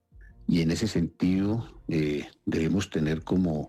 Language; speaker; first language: Spanish; native; Spanish